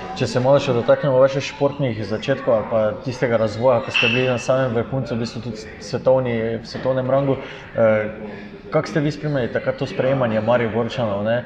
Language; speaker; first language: Slovenian; native; Slovenian